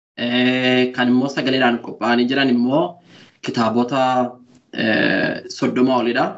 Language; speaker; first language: Oromo; early bilingual, other home language; Norwegian